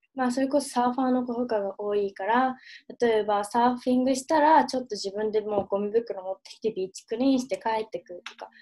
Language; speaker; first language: Japanese; early bilingual, heritage; Japanese